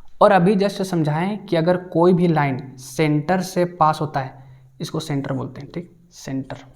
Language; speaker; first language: Hindi; native; Hindi